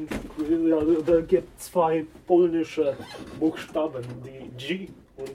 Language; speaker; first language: German; non-native, fluent; Polish